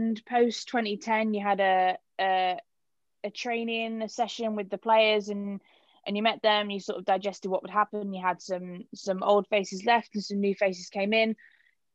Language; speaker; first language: English; native; English